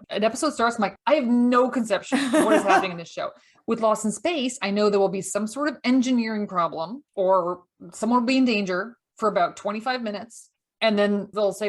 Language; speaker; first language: English; native; English